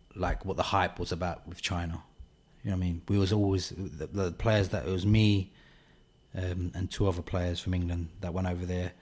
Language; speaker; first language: English; native; English